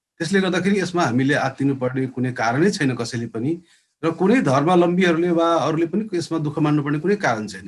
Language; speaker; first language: Nepali; native; Nepali